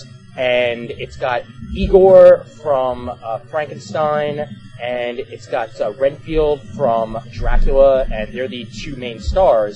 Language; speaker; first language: English; native; English